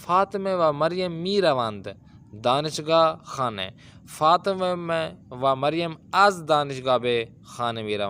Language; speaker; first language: Persian; non-native, fluent; Urdu